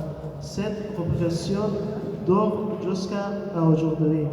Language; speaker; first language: French; non-native, learner; Persian